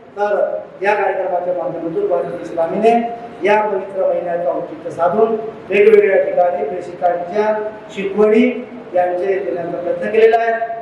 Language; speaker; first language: Marathi; non-native, local second language; Urdu